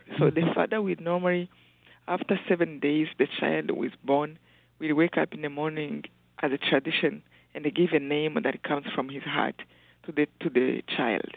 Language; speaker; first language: English; non-native, local second language; Kinyarwanda